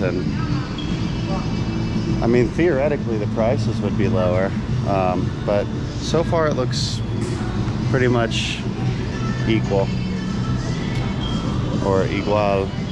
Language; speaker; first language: English; native; English